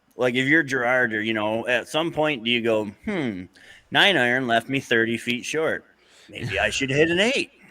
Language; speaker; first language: English; native; English